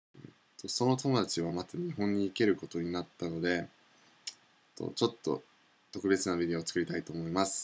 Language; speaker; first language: Japanese; non-native, fluent; English